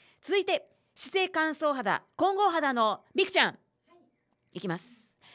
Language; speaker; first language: Japanese; native; Japanese